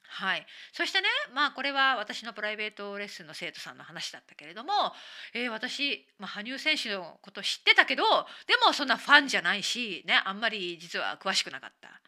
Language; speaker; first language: Japanese; native; Japanese